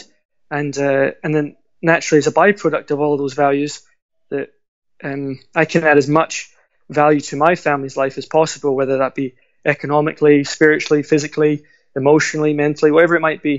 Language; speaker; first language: English; native; English